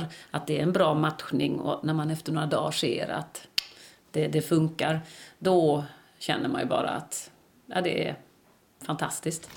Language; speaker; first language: Swedish; native; Swedish